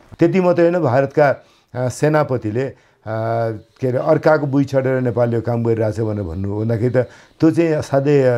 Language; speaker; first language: Nepali; native; Nepali